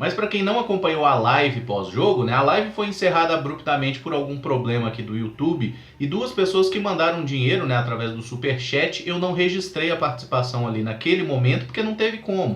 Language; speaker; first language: Portuguese; native; Portuguese